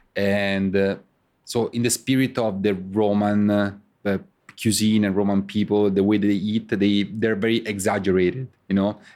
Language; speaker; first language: English; non-native, fluent; Italian